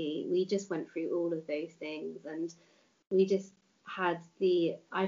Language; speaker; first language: English; native; English